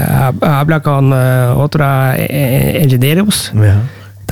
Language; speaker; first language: Spanish; non-native, learner; Norwegian